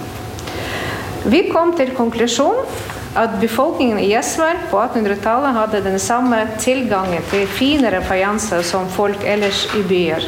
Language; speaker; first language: Norwegian; non-native, fluent; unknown